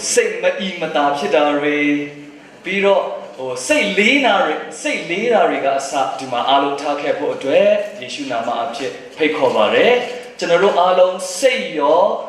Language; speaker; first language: Burmese; non-native, local second language; Hakha Chin